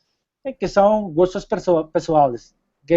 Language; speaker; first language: Portuguese; non-native, fluent; Spanish